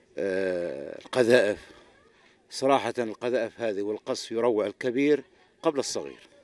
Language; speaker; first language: Arabic; native; Arabic